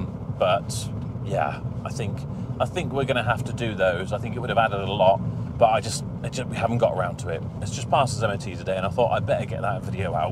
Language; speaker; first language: English; native; English